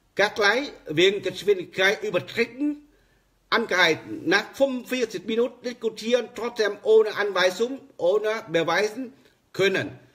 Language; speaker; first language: German; non-native, learner; Vietnamese